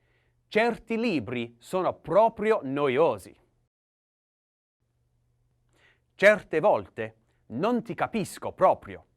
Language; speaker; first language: Italian; non-native, learner; English